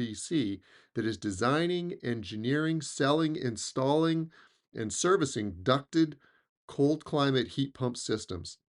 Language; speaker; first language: English; native; English